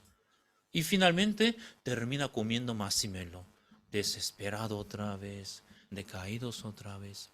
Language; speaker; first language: Spanish; non-native, fluent; Korean